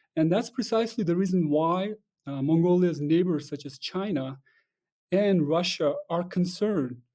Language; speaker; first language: English; non-native, fluent; Russian